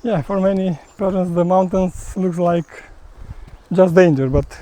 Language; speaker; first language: English; non-native, fluent; Romanian